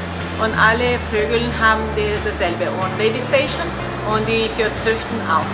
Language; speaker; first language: German; non-native, learner; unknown